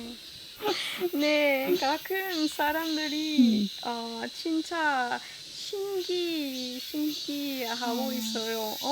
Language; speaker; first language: Korean; non-native, learner; French